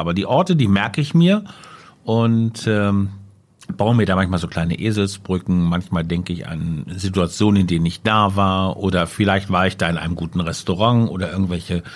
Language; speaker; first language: German; native; German